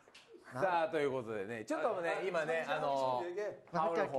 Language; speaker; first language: Japanese; native; Japanese